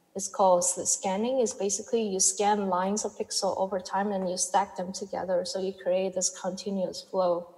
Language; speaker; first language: English; non-native, fluent; Chinese